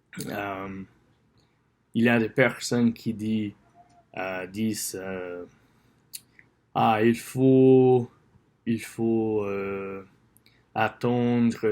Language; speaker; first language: French; non-native, learner; English